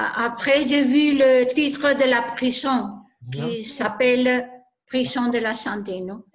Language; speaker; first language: French; non-native, learner; Spanish